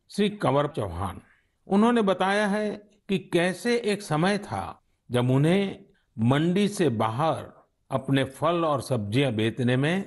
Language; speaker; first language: Hindi; native; Hindi